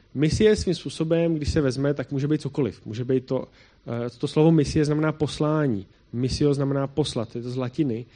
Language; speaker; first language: Czech; native; Czech